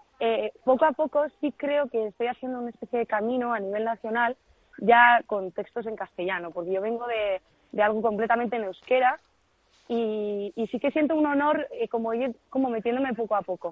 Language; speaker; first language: Spanish; native; Spanish